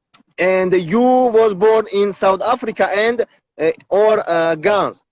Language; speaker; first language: English; non-native, learner; Tajik